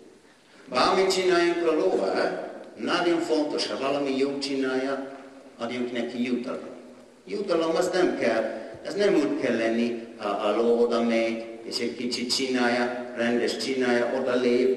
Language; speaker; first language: Hungarian; non-native, learner; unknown